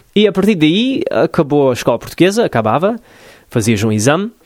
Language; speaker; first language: Portuguese; early bilingual, other home language; English